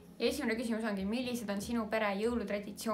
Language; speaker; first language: Estonian; native; Estonian